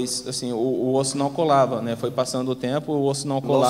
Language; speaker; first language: Portuguese; native; Portuguese